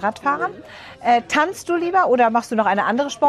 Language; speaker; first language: German; native; German